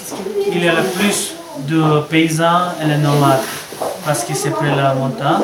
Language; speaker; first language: French; non-native, learner; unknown